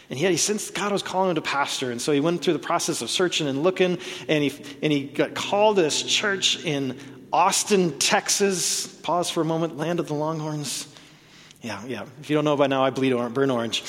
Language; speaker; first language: English; native; English